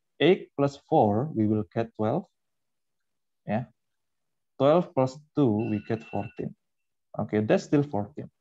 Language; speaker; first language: English; non-native, fluent; Indonesian